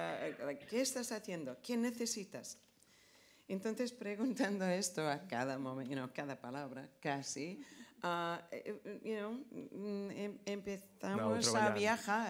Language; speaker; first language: Spanish; non-native, fluent; English